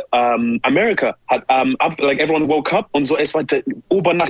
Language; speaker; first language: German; non-native, learner; English